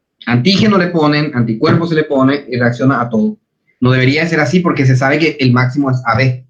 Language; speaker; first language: Spanish; native; Spanish